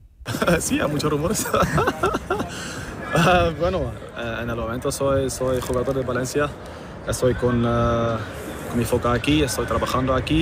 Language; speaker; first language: Spanish; non-native, fluent; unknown